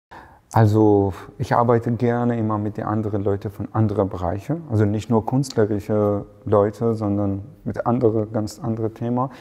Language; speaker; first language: German; non-native, fluent; Persian